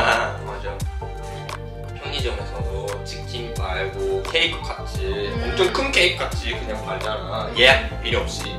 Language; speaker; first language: Korean; non-native, fluent; Japanese